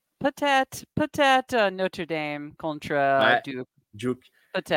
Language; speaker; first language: French; non-native, learner; English